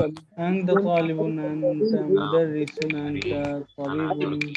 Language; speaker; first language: Arabic; non-native, learner; Bangla